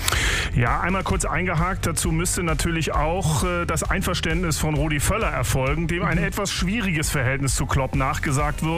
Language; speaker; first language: German; native; German